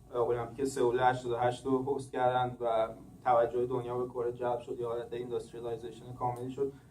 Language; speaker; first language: Persian; early bilingual, heritage; English